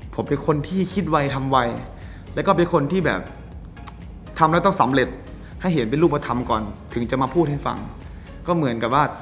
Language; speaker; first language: Thai; native; Thai